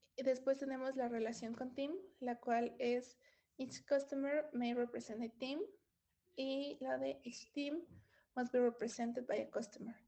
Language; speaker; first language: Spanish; native; Spanish